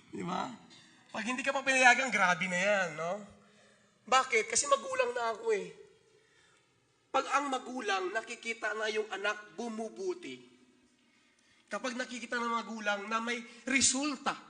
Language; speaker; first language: Filipino; non-native, local second language; Hiligaynon